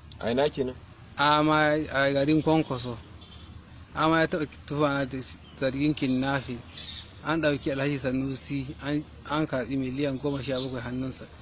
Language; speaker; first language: Hausa; native; Hausa